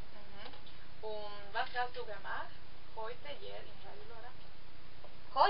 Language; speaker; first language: German; non-native, learner; Spanish